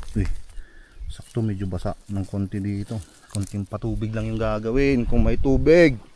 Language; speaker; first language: Filipino; non-native, local second language; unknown